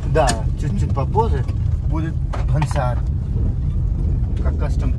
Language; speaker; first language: Russian; non-native, learner; Hindi